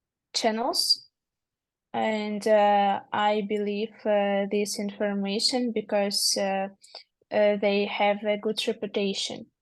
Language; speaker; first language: English; non-native, learner; Russian